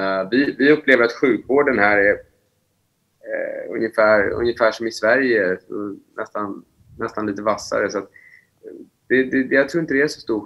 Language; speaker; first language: Swedish; native; Swedish